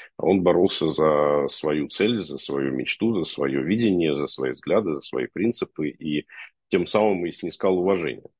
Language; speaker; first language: Russian; native; Russian